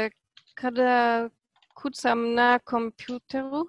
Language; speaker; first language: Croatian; non-native, learner; Polish